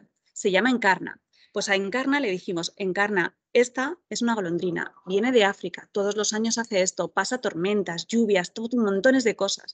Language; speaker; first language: Spanish; native; Spanish